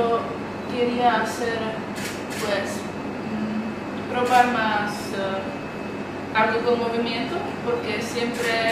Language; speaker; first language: Spanish; non-native, learner; Czech